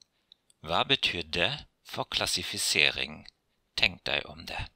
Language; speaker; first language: Norwegian; non-native, fluent; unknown